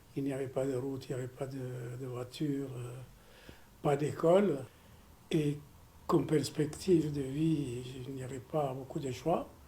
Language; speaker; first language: French; non-native, fluent; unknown